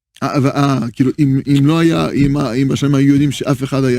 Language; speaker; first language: Hebrew; non-native, fluent; French